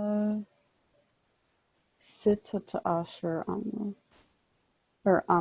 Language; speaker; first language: Arabic; non-native, learner; English